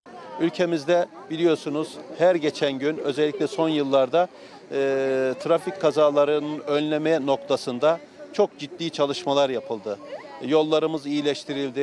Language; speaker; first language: Turkish; native; Turkish